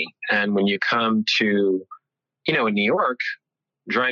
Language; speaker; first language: English; early bilingual, other home language; Italian